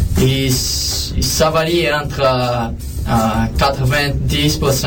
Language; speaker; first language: French; non-native, fluent; Portuguese